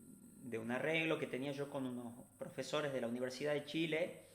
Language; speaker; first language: Spanish; native; Spanish